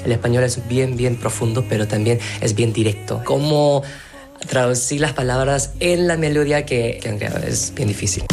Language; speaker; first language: Spanish; non-native, fluent; Korean